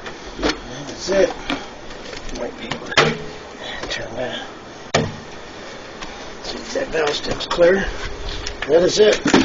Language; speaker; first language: English; native; English